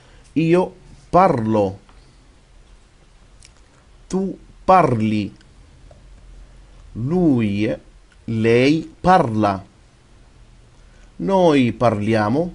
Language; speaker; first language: Italian; non-native, fluent; Arabic